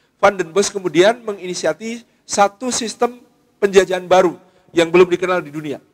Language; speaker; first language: Indonesian; native; Indonesian